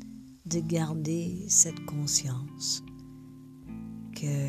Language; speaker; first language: French; non-native, fluent; English